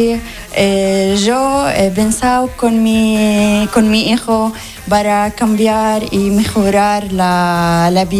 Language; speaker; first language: Spanish; non-native, learner; Arabic